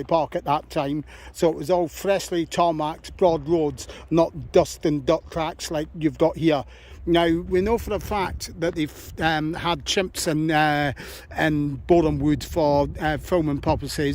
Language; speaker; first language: English; native; English